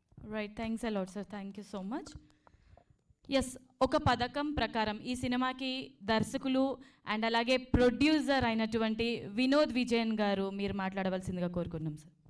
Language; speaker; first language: Telugu; native; Telugu